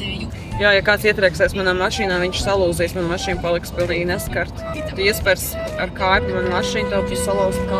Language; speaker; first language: Latvian; native; Latvian